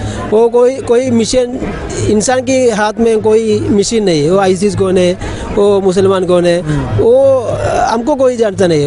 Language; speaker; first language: Hindi; non-native, local second language; Malayalam